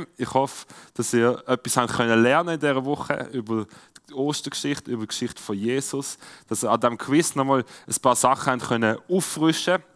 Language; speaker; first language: German; native; German